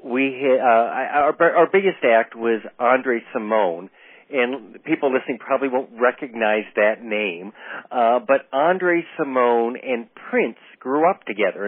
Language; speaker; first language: English; native; English